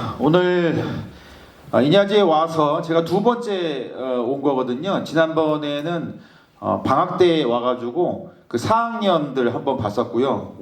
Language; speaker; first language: Korean; native; Korean